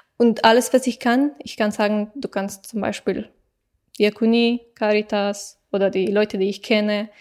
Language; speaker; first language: German; non-native, fluent; Persian